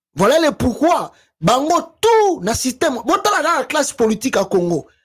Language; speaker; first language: French; non-native, local second language; Lingala